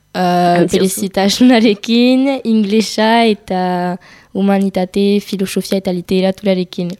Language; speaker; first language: Basque; non-native, local second language; French